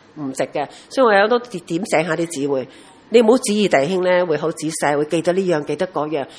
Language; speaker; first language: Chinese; non-native, local second language; Cantonese